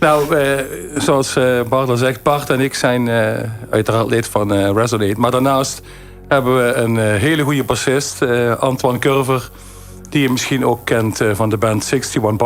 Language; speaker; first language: Dutch; native; Dutch